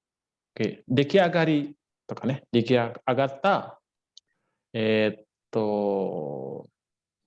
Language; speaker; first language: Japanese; non-native, fluent; Indonesian